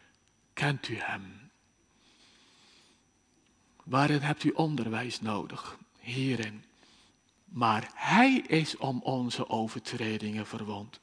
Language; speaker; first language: Dutch; native; Dutch